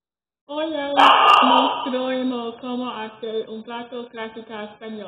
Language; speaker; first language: Spanish; non-native, learner; English